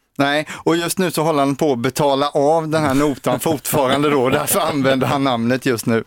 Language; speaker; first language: Swedish; native; Swedish